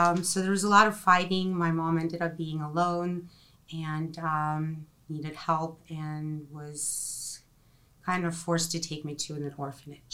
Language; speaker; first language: English; non-native, fluent; Ukrainian